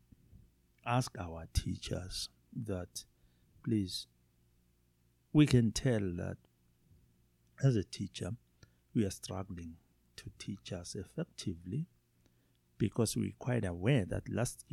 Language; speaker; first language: English; non-native, local second language; Zulu